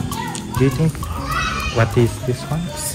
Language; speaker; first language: English; non-native, learner; Japanese